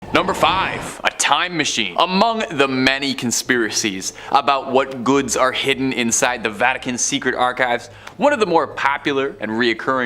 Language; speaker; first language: English; native; English